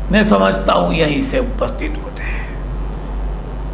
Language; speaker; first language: Hindi; non-native, local second language; Gujarati